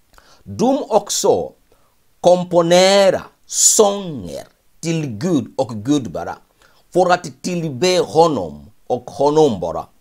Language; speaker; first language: Swedish; non-native, fluent; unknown